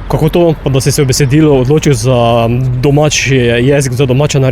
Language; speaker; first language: Slovenian; native; Slovenian